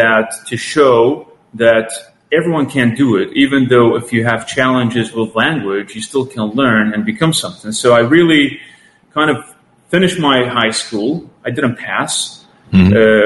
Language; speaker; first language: English; non-native, fluent; Arabic